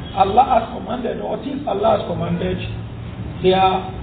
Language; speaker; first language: English; non-native, local second language; Yoruba